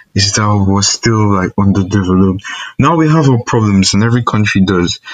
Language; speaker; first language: English; non-native, local second language; Igbo